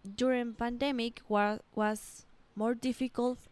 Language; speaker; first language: English; non-native, learner; Spanish